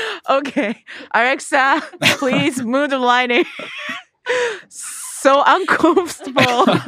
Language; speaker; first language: English; non-native, learner; Japanese